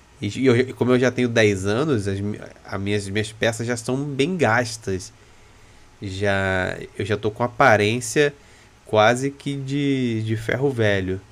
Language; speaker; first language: Portuguese; native; Portuguese